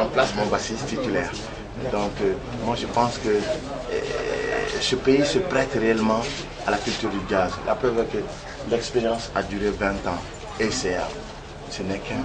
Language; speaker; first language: French; non-native, local second language; Bambara